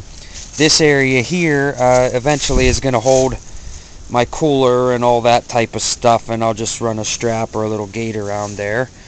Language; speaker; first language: English; native; English